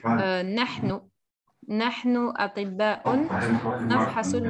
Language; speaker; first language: Arabic; non-native, learner; Spanish